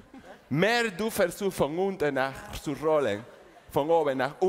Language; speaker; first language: German; non-native, learner; Spanish